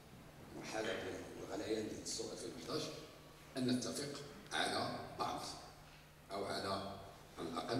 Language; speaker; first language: Arabic; native; Arabic